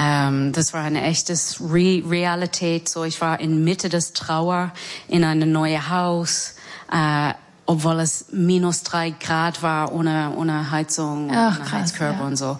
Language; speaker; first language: German; non-native, learner; English